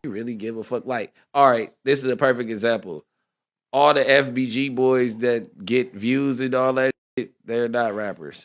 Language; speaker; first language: English; native; English